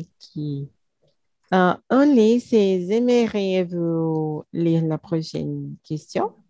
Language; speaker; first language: French; non-native, learner; Portuguese